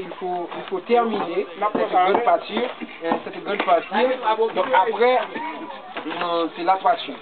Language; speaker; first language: French; non-native, local second language; Haitian Creole